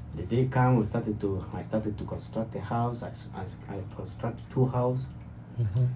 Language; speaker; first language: English; non-native, learner; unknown